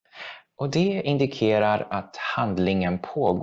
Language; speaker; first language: Swedish; non-native, fluent; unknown